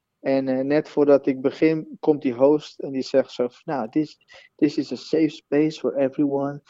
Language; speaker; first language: Dutch; native; Dutch